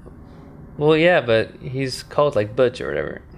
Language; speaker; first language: English; native; English